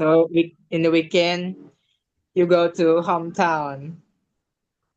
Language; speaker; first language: English; non-native, learner; Indonesian